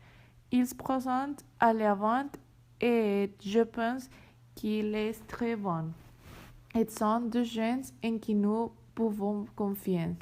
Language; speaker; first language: French; non-native, learner; Spanish